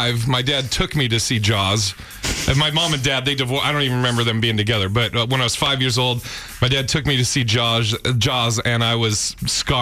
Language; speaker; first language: English; native; English